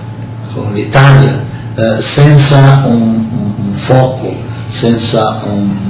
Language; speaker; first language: Italian; non-native, fluent; Portuguese